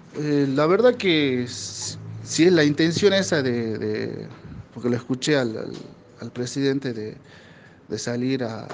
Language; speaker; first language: Spanish; native; Spanish